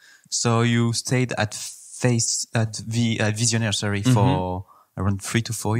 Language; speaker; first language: English; non-native, fluent; French